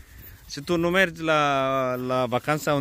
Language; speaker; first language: Romanian; non-native, learner; Bangla